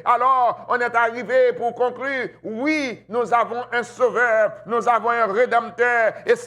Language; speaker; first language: French; non-native, local second language; Haitian Creole